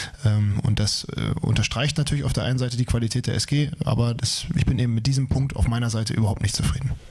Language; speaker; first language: German; native; German